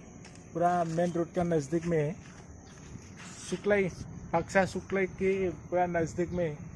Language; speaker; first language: Hindi; non-native, local second language; Bodo